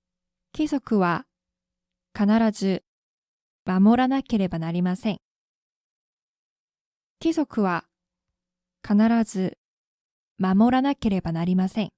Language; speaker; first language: Japanese; non-native, fluent; Korean